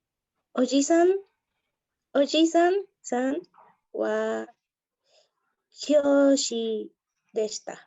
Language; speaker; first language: Japanese; non-native, learner; Spanish